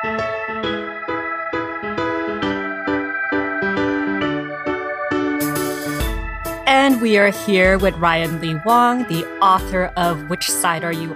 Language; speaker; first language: English; native; English